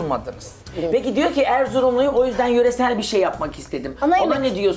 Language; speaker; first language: Turkish; native; Turkish